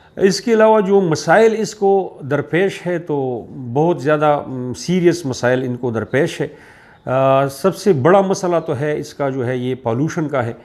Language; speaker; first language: Urdu; non-native, local second language; Pashto